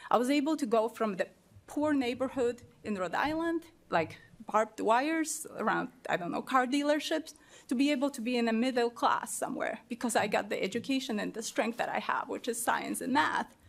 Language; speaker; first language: English; non-native, fluent; Polish